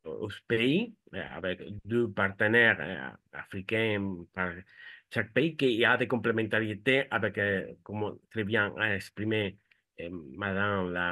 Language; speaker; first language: French; non-native, fluent; Spanish